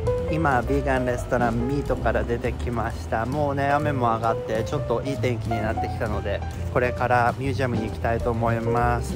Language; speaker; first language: Japanese; native; Japanese